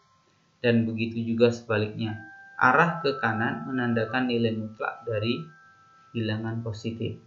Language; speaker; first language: Indonesian; native; Indonesian